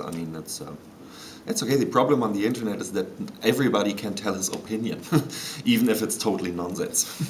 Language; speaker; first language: English; non-native, fluent; German